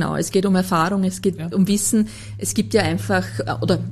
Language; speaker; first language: German; native; German